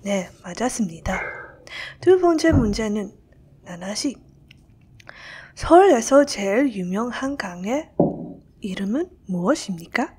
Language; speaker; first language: Korean; non-native, learner; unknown